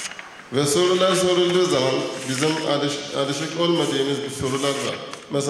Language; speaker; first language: Turkish; non-native, fluent; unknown